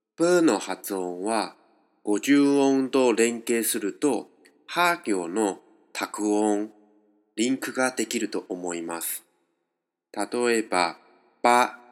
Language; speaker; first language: Japanese; non-native, fluent; Chinese